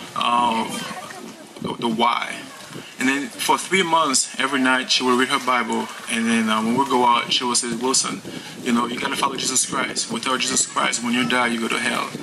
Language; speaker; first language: English; non-native, fluent; Haitian Creole